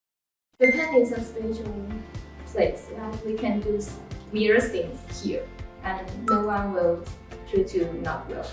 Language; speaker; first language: English; non-native, learner; Chinese